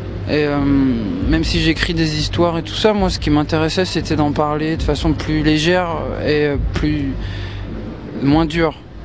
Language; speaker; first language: French; native; French